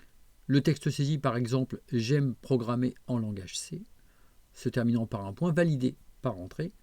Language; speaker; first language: French; native; French